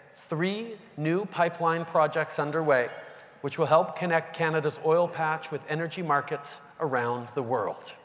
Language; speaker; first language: English; native; English